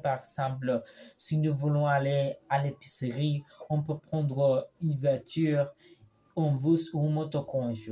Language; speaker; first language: French; non-native, learner; Spanish